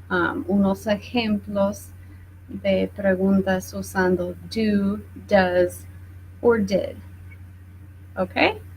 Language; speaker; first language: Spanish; non-native, fluent; English